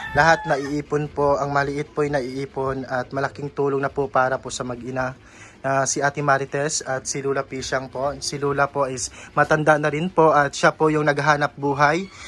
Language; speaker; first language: Filipino; non-native, local second language; Cebuano